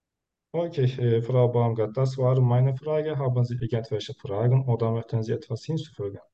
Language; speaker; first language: German; non-native, learner; Turkish